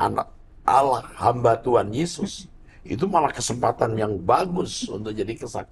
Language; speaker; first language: Indonesian; native; Indonesian